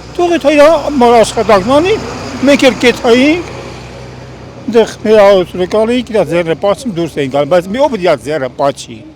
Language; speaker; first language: Armenian; native; Armenian